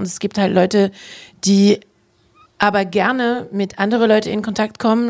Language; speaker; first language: German; non-native, fluent; French